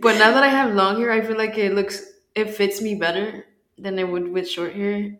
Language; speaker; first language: English; early bilingual, other home language; Spanish